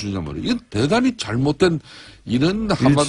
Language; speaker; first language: Korean; native; Korean